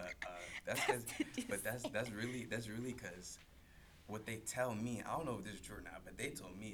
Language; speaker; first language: English; native; English